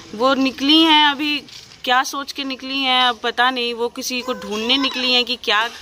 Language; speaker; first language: Hindi; native; Hindi